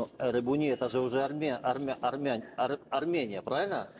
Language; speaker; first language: Russian; native; Russian